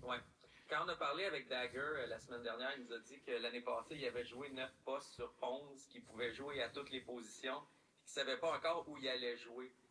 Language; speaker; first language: French; native; French